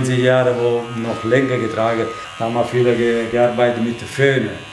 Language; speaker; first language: German; non-native, learner; Italian